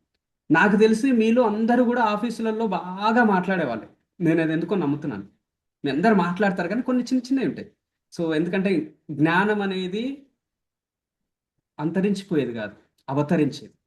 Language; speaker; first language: Telugu; native; Telugu